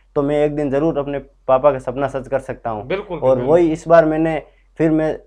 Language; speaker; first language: Hindi; native; Hindi